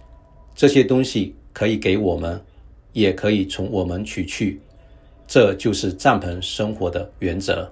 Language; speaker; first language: Chinese; native; Chinese